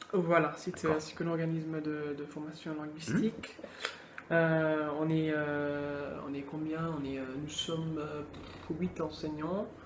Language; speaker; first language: French; non-native, fluent; English